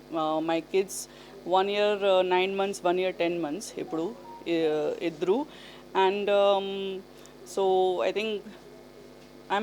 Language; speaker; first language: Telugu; non-native, learner; Gujarati